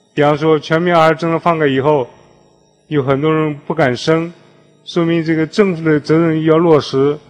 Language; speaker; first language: Chinese; native; Chinese